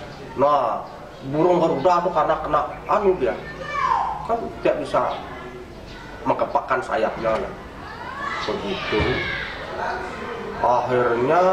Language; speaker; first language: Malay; non-native, local second language; Balinese